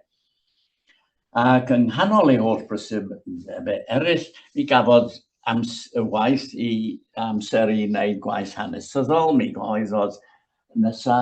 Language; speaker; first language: Welsh; native; Welsh